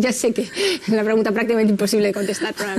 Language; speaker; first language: Spanish; native; Spanish